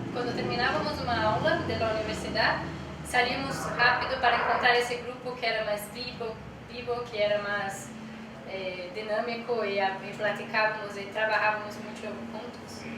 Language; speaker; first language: Spanish; non-native, learner; Portuguese